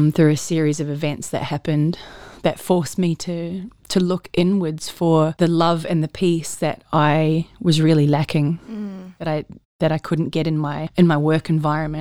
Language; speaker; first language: English; native; English